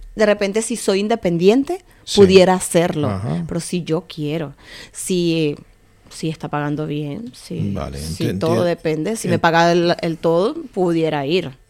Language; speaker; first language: Spanish; native; Spanish